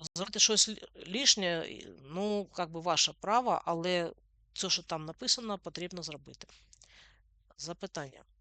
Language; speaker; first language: Ukrainian; non-native, local second language; Russian